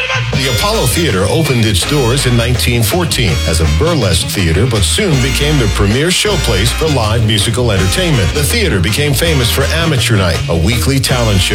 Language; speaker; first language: English; native; English